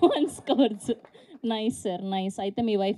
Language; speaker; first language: Telugu; native; Telugu